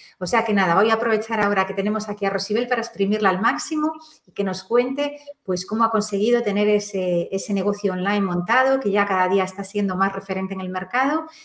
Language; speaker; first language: Spanish; native; Spanish